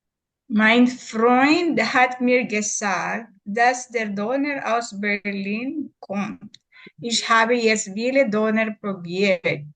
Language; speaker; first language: German; non-native, learner; Filipino